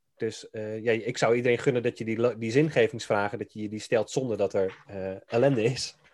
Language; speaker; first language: Dutch; native; Dutch